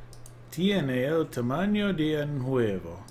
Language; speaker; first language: Spanish; non-native, learner; English